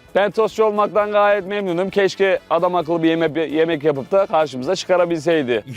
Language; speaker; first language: Turkish; native; Turkish